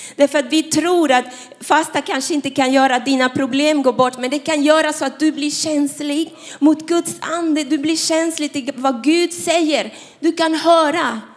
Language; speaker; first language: Swedish; non-native, fluent; Spanish